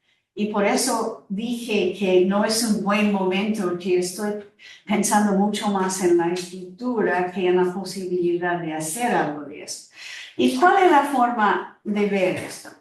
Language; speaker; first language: Spanish; non-native, fluent; English